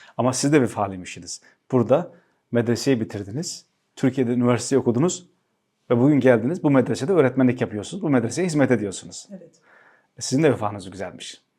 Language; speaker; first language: Turkish; native; Turkish